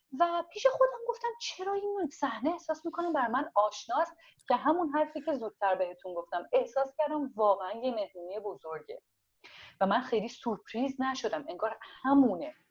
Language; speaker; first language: Persian; non-native, local second language; Azerbaijani